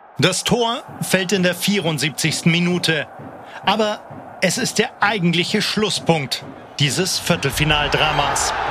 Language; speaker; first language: German; native; German